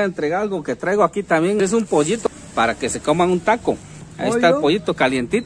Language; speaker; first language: Spanish; native; Spanish